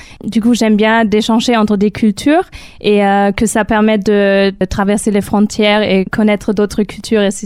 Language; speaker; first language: French; non-native, fluent; German